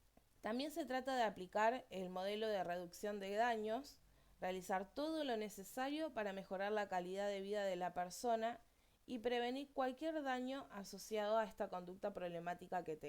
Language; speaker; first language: Spanish; native; Spanish